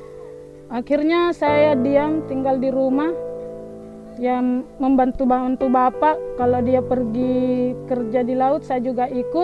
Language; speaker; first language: Indonesian; non-native, local second language; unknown